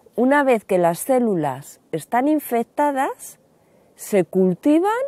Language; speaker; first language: Spanish; native; Spanish